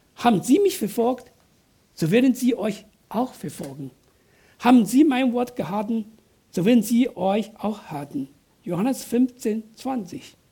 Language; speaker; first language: German; non-native, fluent; Chinese